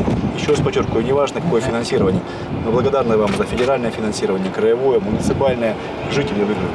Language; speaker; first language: Russian; native; Russian